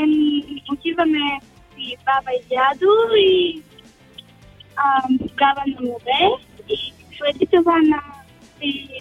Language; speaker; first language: Bulgarian; early bilingual, heritage; Bulgarian